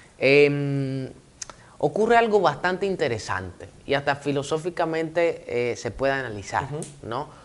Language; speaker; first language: Spanish; native; Spanish